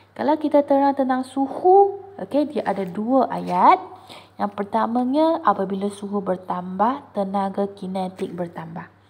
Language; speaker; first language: Malay; non-native, local second language; Chinese